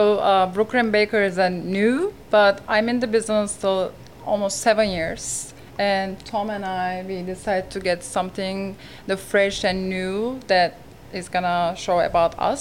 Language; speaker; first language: English; non-native, learner; Turkish